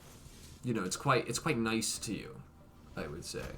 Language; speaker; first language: English; native; English